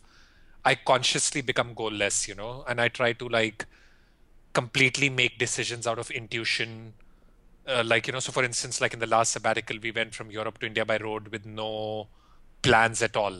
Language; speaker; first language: English; non-native, local second language; Hindi